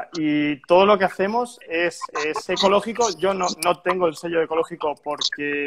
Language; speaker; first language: Spanish; native; Spanish